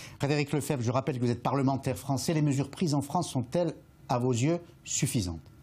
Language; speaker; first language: French; native; French